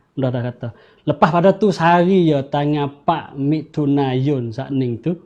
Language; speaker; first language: Malay; native; Malay